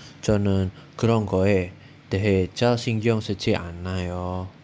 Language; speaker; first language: Korean; non-native, learner; Indonesian